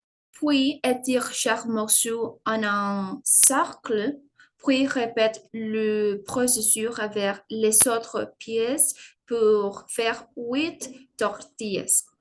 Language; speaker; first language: French; non-native, learner; Spanish